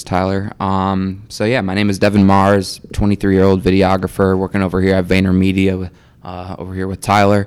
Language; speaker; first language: English; native; English